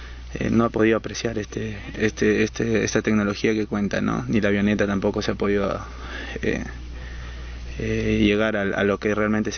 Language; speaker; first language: Spanish; native; Spanish